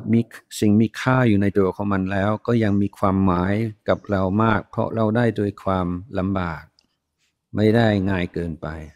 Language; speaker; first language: Thai; non-native, fluent; English